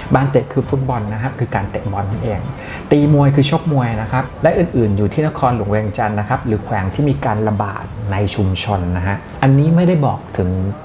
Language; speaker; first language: Thai; native; Thai